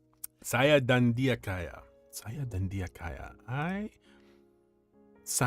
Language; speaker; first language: Indonesian; non-native, learner; English